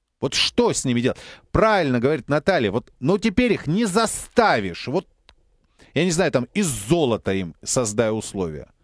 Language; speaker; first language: Russian; native; Russian